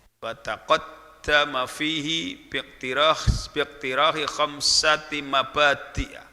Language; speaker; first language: Arabic; non-native, fluent; Javanese